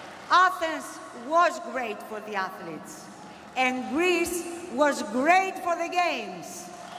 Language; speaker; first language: English; non-native, fluent; Greek